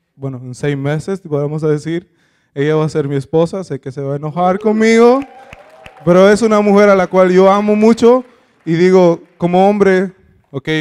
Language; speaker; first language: Spanish; native; Spanish